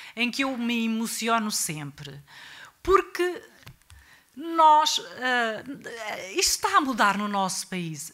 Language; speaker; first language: Portuguese; native; Portuguese